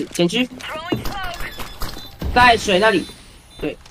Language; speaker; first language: Chinese; native; Chinese